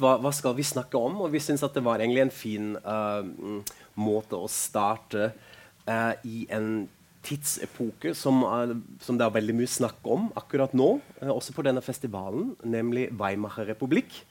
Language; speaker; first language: Norwegian; non-native, fluent; German